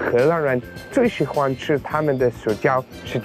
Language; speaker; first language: Chinese; non-native, fluent; German